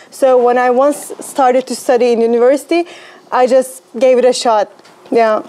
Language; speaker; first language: English; non-native, fluent; Turkish